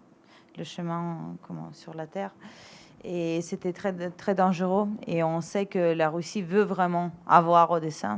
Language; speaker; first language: French; non-native, fluent; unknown